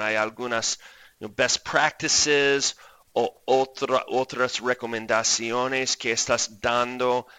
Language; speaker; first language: Spanish; non-native, fluent; English